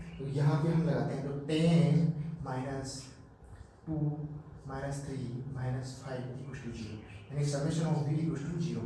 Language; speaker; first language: Hindi; native; Hindi